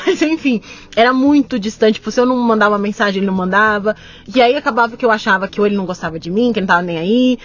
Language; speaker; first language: Portuguese; native; Portuguese